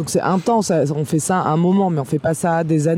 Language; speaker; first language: French; native; French